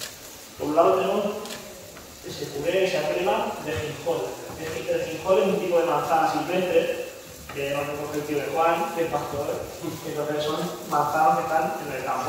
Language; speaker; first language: Spanish; native; Spanish